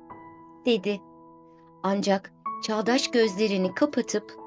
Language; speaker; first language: Turkish; native; Turkish